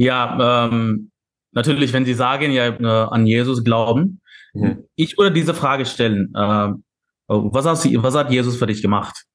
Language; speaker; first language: German; non-native, fluent; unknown